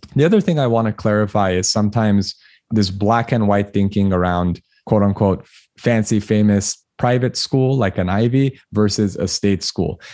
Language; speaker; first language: English; early bilingual, other home language; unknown